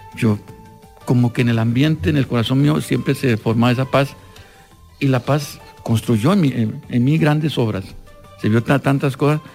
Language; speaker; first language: Spanish; non-native, local second language; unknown